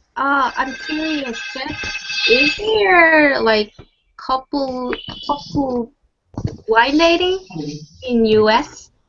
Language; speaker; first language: English; non-native, learner; Korean